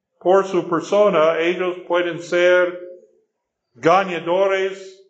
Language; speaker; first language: Spanish; non-native, fluent; English